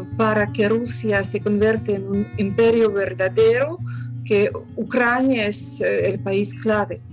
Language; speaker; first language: Spanish; non-native, fluent; Ukrainian